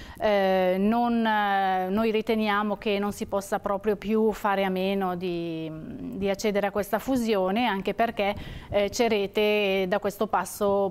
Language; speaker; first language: Italian; native; Italian